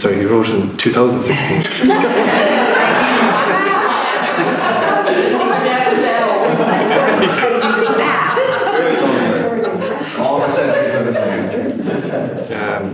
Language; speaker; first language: English; non-native, local second language; Irish